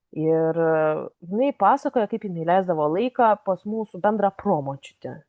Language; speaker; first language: Lithuanian; native; Lithuanian